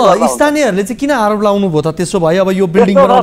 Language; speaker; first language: Nepali; native; Nepali